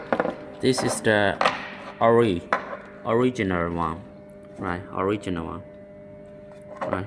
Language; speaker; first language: English; non-native, learner; Chinese